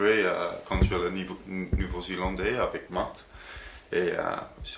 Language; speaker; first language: French; non-native, fluent; English